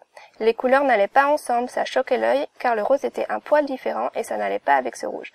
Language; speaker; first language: French; native; French